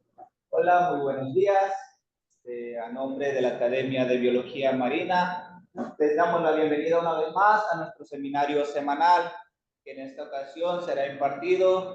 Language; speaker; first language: Spanish; native; Spanish